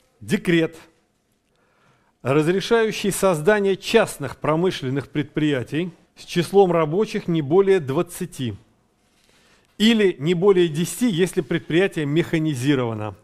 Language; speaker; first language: Russian; native; Russian